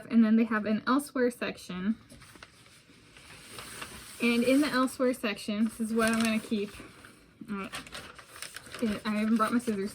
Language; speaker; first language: English; native; English